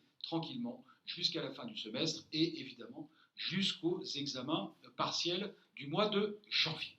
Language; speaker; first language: French; native; French